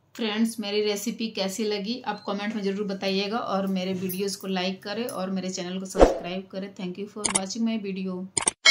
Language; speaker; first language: Hindi; native; Hindi